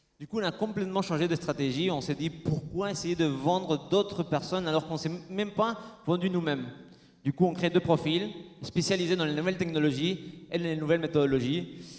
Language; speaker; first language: French; non-native, fluent; Spanish